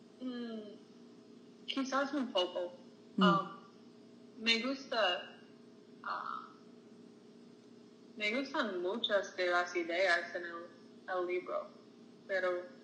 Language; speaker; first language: Spanish; non-native, learner; English